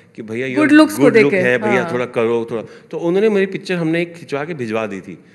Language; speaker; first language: Hindi; native; Hindi